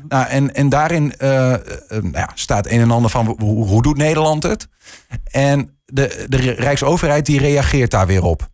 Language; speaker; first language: Dutch; native; Dutch